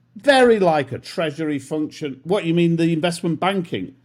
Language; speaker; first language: English; native; English